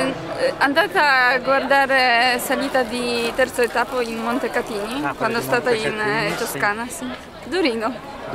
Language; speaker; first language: Italian; non-native, learner; Polish